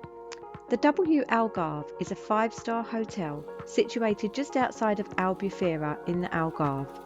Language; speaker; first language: English; native; English